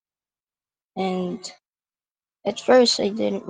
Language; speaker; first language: English; non-native, local second language; Filipino